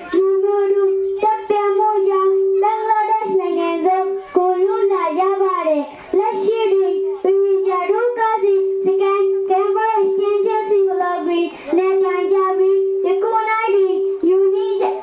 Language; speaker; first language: Burmese; non-native, local second language; Rohingya